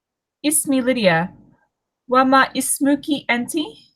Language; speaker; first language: Arabic; non-native, learner; English